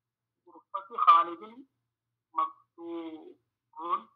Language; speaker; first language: Arabic; non-native, learner; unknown